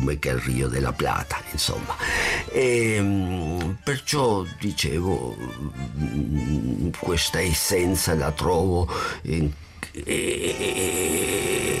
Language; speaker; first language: Italian; non-native, fluent; Spanish